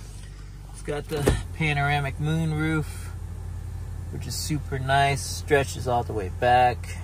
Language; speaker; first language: English; native; English